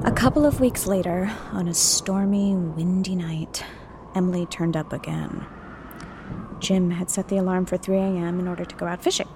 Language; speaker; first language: English; native; English